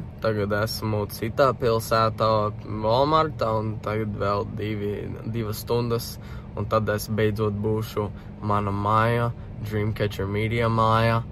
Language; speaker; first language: Latvian; early bilingual, heritage; Latvian